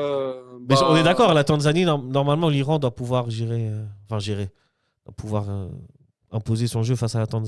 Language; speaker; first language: French; native; French